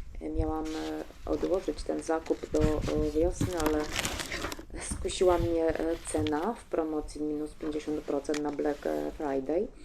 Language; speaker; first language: Polish; native; Polish